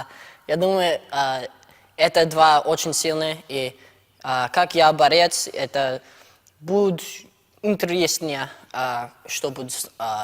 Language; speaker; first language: Russian; early bilingual, heritage; Russian